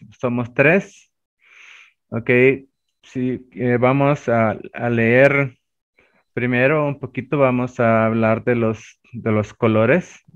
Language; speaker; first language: Spanish; native; Spanish